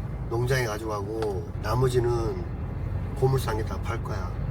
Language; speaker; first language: Korean; native; Korean